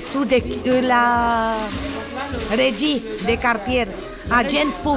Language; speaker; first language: French; non-native, learner; Romanian